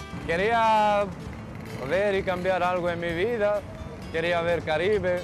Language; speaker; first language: Spanish; non-native, learner; Serbian